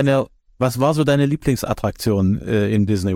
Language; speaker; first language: German; native; German